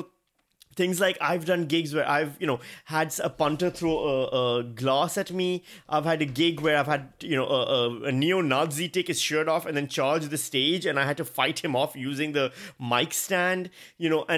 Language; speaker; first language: English; non-native, local second language; Urdu